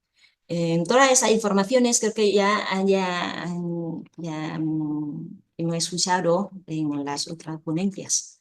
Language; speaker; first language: Spanish; non-native, fluent; Vietnamese